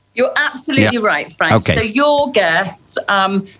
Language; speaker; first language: English; native; English